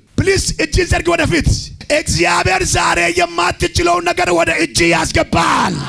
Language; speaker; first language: Amharic; non-native, local second language; Oromo